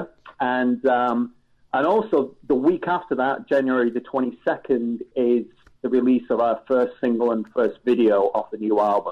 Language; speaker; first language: English; native; English